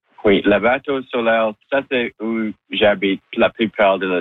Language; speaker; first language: French; non-native, learner; English